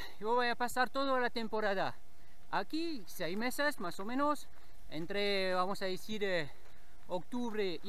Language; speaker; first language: Spanish; non-native, learner; French